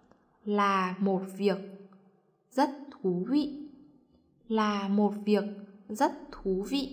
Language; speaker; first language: Vietnamese; native; Vietnamese